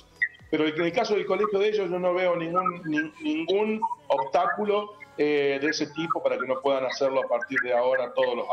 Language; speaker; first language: Spanish; native; Spanish